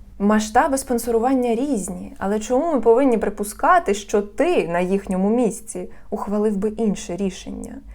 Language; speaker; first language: Ukrainian; non-native, local second language; Russian